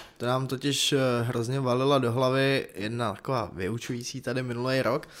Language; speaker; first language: Czech; native; Czech